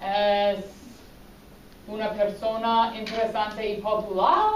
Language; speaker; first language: Spanish; non-native, fluent; English